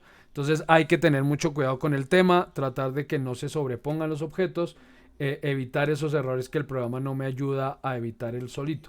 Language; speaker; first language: Spanish; native; Spanish